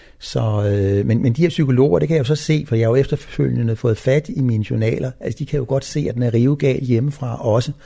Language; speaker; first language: Danish; native; Danish